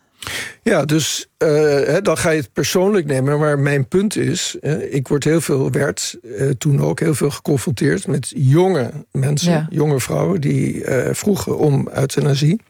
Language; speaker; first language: Dutch; native; Dutch